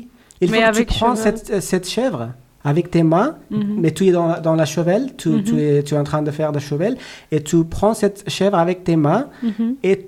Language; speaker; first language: French; non-native, learner; Persian